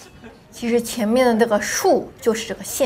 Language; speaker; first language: Chinese; native; Chinese